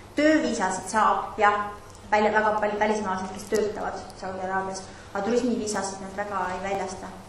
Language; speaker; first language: Estonian; non-native, fluent; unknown